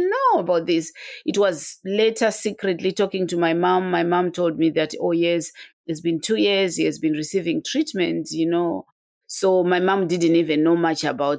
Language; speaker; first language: English; non-native, local second language; Shona